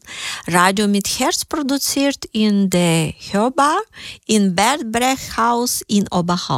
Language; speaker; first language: German; native; German